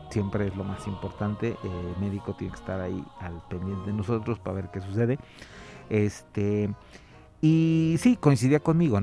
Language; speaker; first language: Spanish; native; Spanish